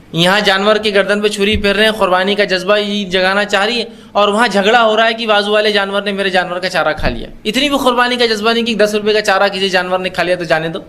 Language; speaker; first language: Urdu; native; Urdu